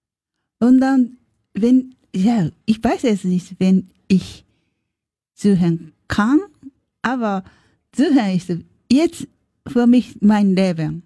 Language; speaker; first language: German; non-native, learner; Japanese